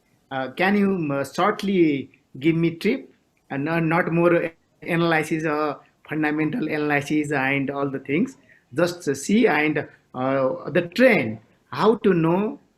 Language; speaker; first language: English; non-native, local second language; Nepali